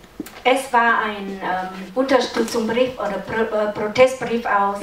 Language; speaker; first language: German; non-native, learner; Lao